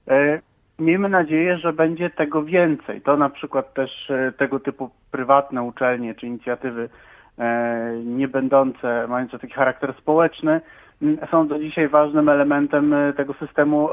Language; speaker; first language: Polish; native; Polish